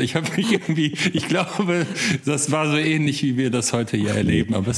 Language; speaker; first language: German; native; German